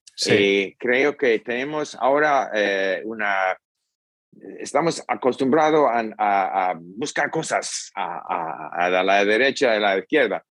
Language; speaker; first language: Spanish; non-native, fluent; English